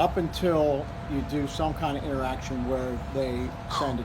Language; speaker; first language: English; native; English